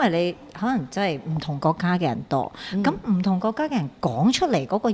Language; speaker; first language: Cantonese; native; Cantonese